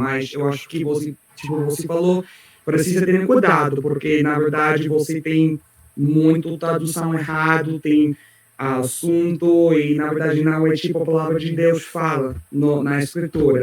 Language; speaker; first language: Portuguese; non-native, learner; English